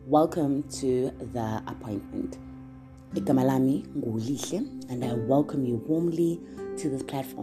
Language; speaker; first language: English; non-native, local second language; Zulu